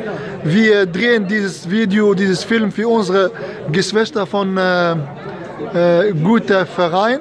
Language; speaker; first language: German; non-native, learner; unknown